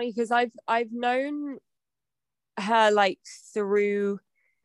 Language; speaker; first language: English; native; English